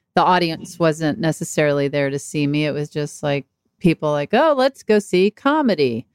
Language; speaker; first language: English; native; English